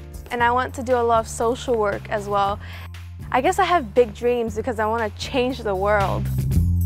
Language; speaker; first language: English; early bilingual, other home language; Chinese